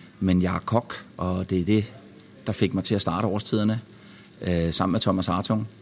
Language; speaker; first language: Danish; native; Danish